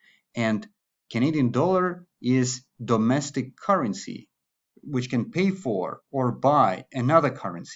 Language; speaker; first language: English; non-native, fluent; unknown